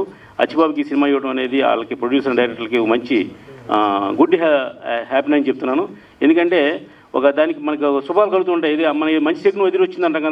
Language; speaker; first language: Telugu; native; Telugu